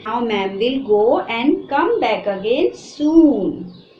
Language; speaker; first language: English; non-native, local second language; Hindi